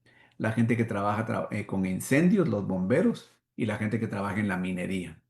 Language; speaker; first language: Spanish; native; Spanish